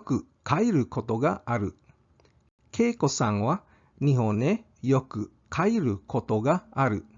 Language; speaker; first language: Japanese; non-native, fluent; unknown